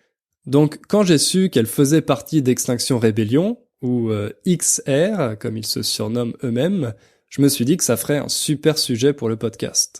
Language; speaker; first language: French; native; French